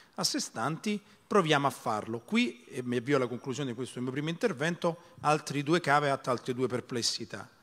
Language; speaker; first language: Italian; native; Italian